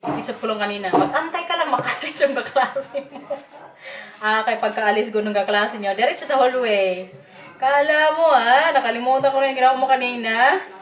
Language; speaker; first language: Filipino; non-native, local second language; Waray